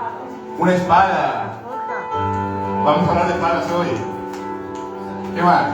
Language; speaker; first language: Spanish; native; Spanish